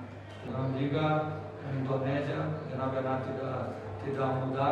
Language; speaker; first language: Indonesian; non-native, fluent; Portuguese